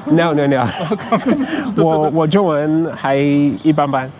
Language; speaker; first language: Chinese; non-native, fluent; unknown